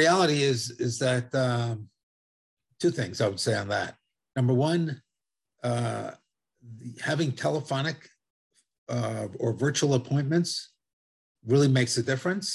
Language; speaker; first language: English; non-native, fluent; Italian